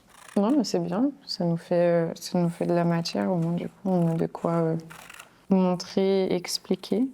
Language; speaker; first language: French; native; French